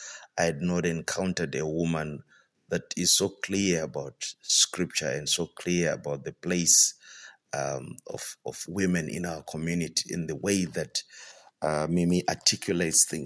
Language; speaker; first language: English; non-native, local second language; Shona